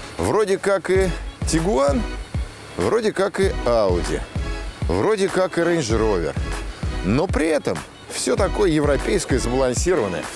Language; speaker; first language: Russian; native; Russian